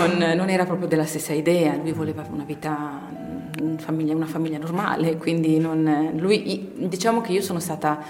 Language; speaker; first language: Italian; native; Italian